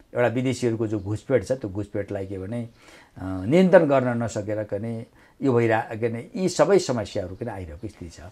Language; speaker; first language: Nepali; native; Nepali